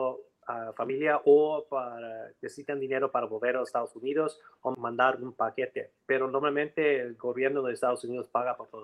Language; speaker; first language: Spanish; non-native, learner; English